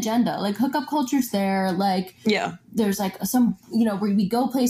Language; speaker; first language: English; native; English